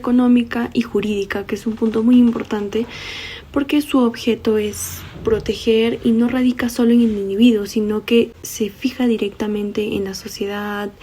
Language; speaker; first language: Spanish; native; Spanish